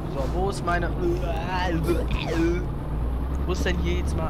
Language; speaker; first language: German; native; German